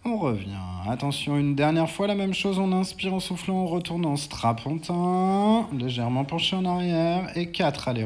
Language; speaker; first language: French; native; French